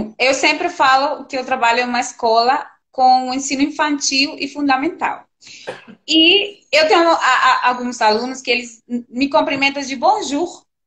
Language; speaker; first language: Portuguese; non-native, fluent; Spanish